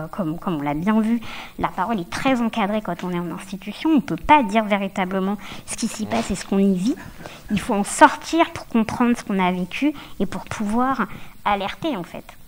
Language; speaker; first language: French; native; French